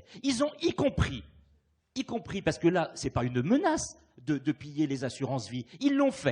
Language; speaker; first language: French; native; French